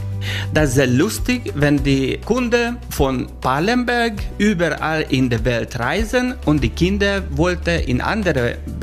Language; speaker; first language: German; non-native, learner; Hungarian